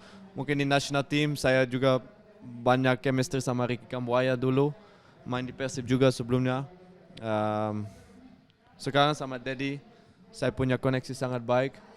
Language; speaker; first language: Indonesian; non-native, fluent; Dutch